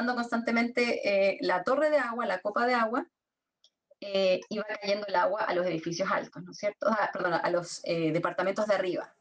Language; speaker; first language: Spanish; native; Spanish